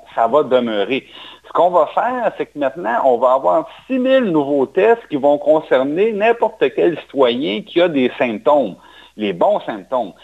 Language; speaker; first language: French; native; French